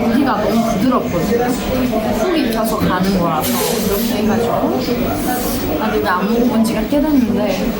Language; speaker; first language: Korean; non-native, fluent; Persian